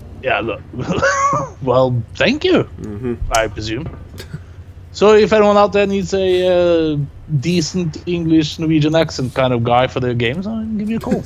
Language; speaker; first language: English; non-native, fluent; Norwegian